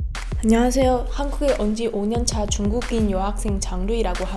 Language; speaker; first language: Korean; non-native, learner; Chinese